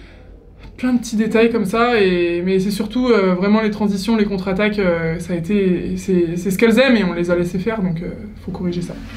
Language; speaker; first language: French; native; French